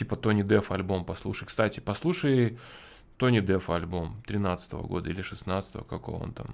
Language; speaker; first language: Russian; native; Russian